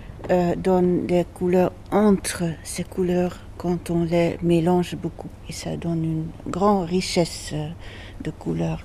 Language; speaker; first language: French; non-native, fluent; Dutch